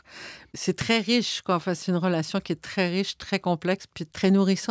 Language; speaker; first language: French; native; French